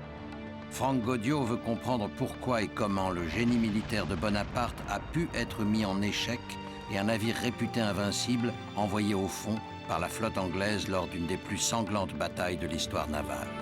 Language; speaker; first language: French; native; French